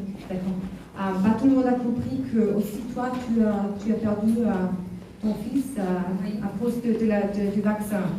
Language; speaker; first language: French; non-native, fluent; German